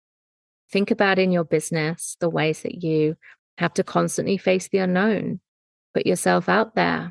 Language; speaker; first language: English; native; English